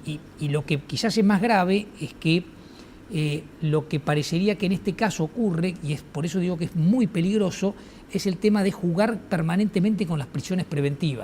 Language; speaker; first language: Spanish; native; Spanish